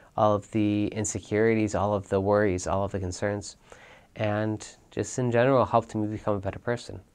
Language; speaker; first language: English; native; English